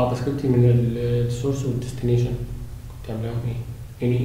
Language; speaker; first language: Arabic; native; Arabic